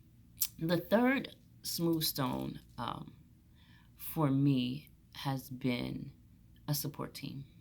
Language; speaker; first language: English; native; English